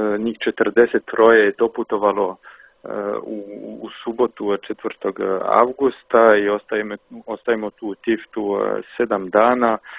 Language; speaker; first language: Serbian; non-native, fluent; French